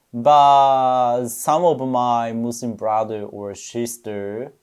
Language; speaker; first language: English; non-native, learner; Japanese